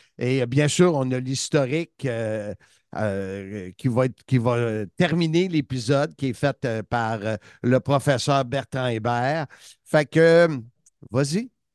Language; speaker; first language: French; native; French